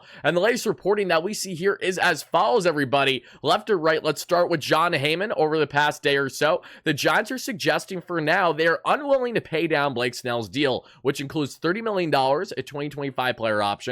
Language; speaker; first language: English; native; English